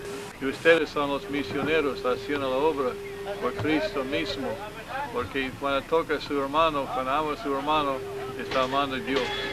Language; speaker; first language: Spanish; non-native, learner; English